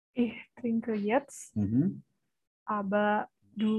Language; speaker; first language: German; non-native, learner; Indonesian